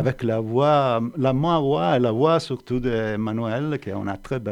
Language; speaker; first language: French; non-native, fluent; Italian